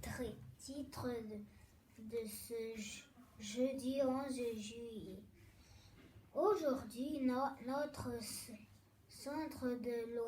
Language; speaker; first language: French; non-native, learner; Bulgarian